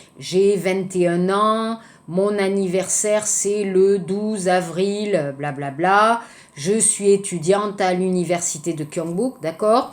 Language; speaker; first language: French; native; French